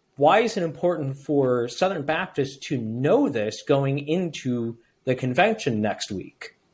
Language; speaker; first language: English; native; English